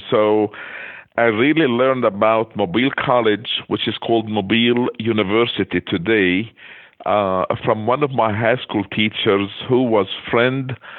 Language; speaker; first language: English; non-native, fluent; Hebrew